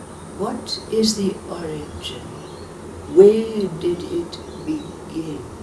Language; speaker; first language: English; native; English